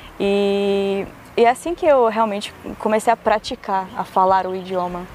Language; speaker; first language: Portuguese; non-native, fluent; Macedonian